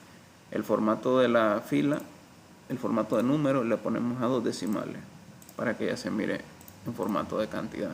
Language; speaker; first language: Spanish; native; Spanish